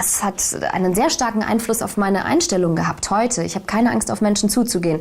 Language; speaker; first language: German; early bilingual, other home language; Turkish